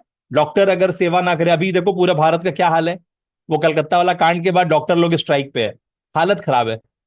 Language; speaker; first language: Hindi; native; Hindi